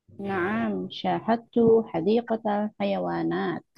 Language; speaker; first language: Arabic; non-native, learner; Indonesian